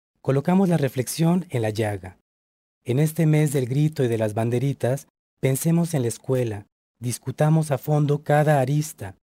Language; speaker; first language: Spanish; native; Spanish